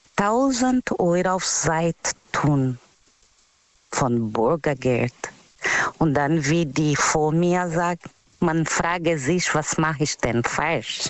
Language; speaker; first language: German; non-native, fluent; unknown